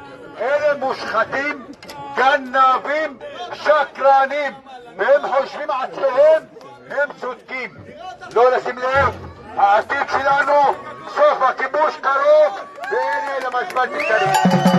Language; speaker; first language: Hebrew; non-native, local second language; Arabic